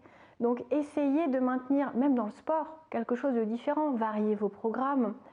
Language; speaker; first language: French; native; French